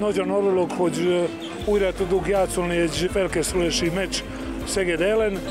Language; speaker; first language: Hungarian; non-native, learner; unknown